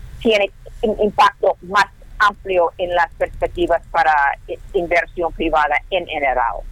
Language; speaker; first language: Spanish; non-native, learner; English